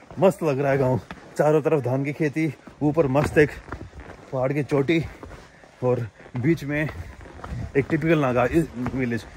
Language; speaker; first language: Hindi; native; Hindi